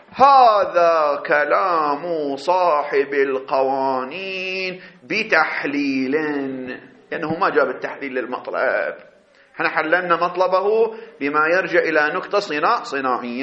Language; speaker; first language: Arabic; native; Arabic